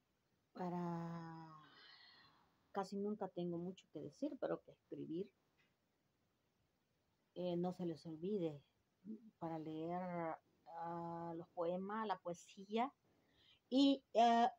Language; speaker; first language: Spanish; early bilingual, heritage; Spanish